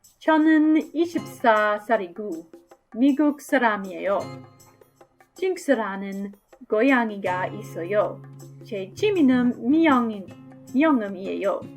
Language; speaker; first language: Korean; non-native, learner; English